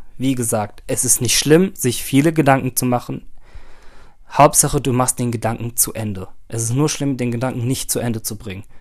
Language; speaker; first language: German; early bilingual, other home language; Turkish